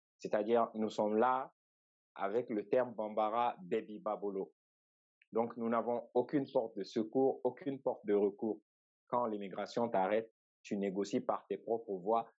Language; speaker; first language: French; non-native, local second language; Bambara